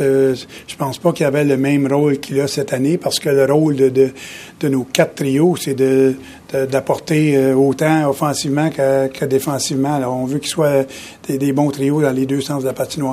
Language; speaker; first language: French; native; French